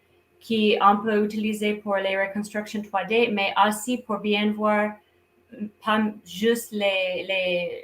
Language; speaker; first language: French; non-native, fluent; English